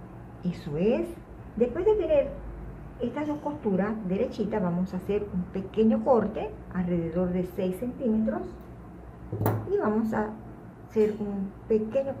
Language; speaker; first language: Spanish; native; Spanish